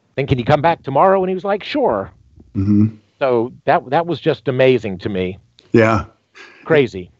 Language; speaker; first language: English; native; English